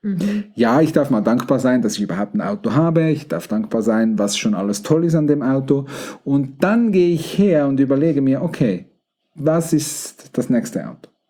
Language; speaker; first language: German; native; German